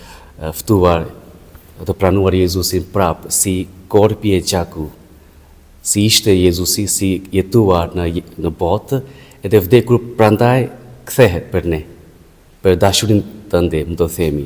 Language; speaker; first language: Albanian; non-native, fluent; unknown